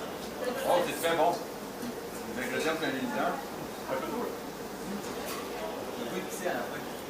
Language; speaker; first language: French; native; French